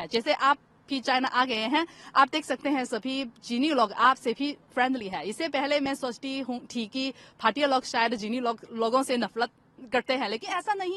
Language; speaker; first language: Hindi; non-native, fluent; Chinese